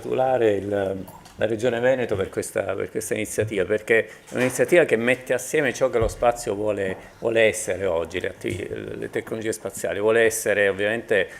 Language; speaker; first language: Italian; native; Italian